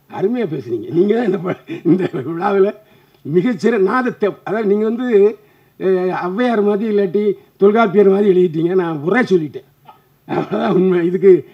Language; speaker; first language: Tamil; native; Tamil